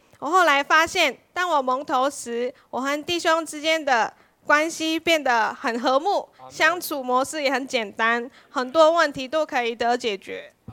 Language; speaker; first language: Chinese; non-native, fluent; Korean